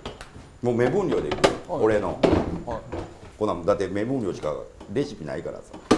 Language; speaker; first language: Japanese; native; Japanese